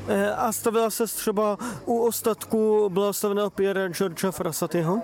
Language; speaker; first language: Czech; native; Czech